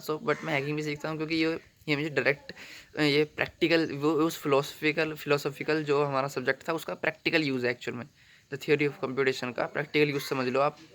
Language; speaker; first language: Hindi; native; Hindi